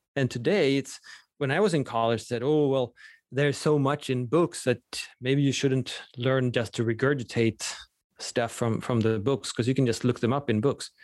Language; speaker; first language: English; non-native, fluent; Swedish